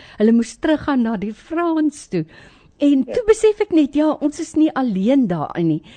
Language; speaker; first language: Afrikaans; native; Afrikaans